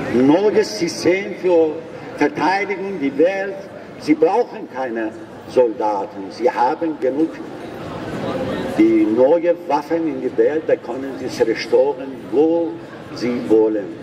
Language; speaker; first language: German; non-native, learner; Persian